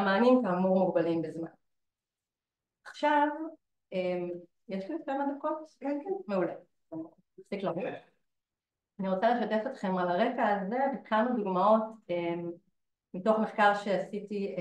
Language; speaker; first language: Hebrew; native; Hebrew